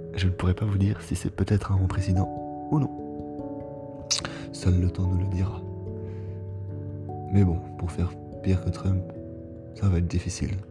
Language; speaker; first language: French; native; French